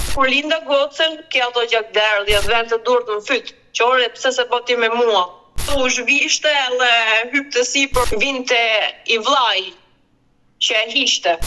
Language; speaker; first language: Albanian; early bilingual, heritage; Albanian